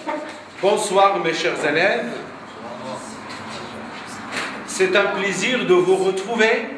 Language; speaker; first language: French; non-native, local second language; Arabic